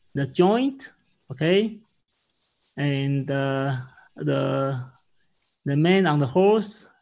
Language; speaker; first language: English; non-native, learner; Chinese